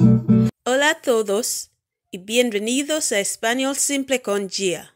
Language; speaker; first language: Spanish; non-native, fluent; English